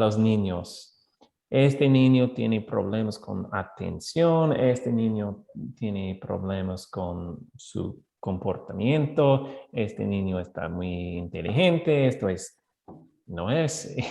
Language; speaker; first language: Spanish; non-native, fluent; English